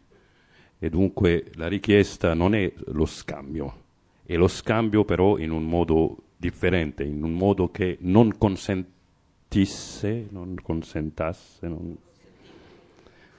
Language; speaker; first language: Italian; non-native, fluent; Arabic